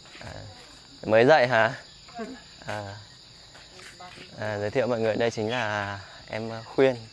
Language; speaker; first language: Vietnamese; native; Vietnamese